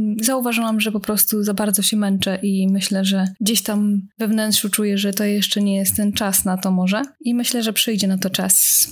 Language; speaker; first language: Polish; native; Polish